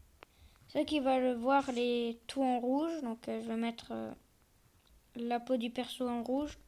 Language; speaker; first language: French; native; French